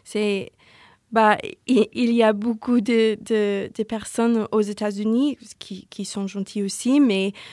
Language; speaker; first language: French; non-native, learner; English